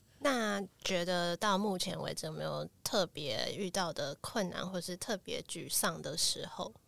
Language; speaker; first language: Chinese; native; Chinese